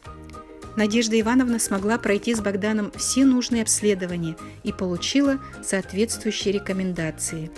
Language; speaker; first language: Russian; native; Russian